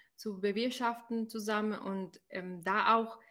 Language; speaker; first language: German; non-native, fluent; Spanish